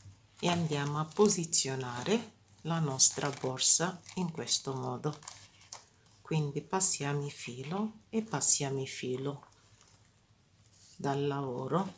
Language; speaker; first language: Italian; non-native, fluent; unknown